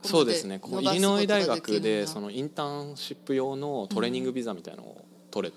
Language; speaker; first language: Japanese; native; Japanese